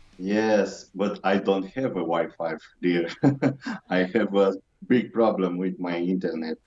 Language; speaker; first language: English; non-native, learner; Romanian